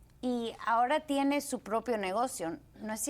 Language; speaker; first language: Spanish; early bilingual, heritage; Spanish